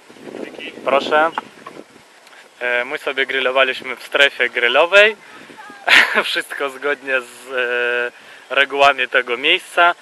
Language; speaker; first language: Polish; non-native, fluent; Russian